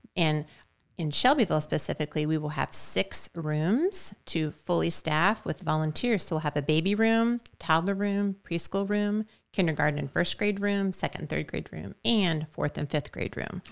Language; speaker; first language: English; native; English